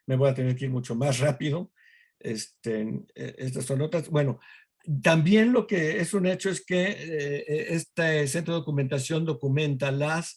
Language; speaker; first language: Spanish; native; Spanish